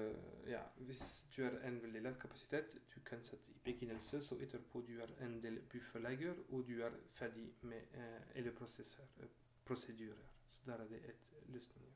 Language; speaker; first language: Norwegian; non-native, fluent; French